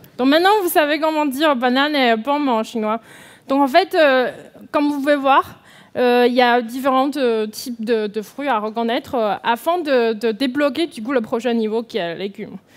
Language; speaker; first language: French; non-native, fluent; Chinese